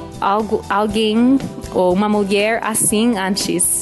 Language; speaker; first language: Portuguese; non-native, fluent; English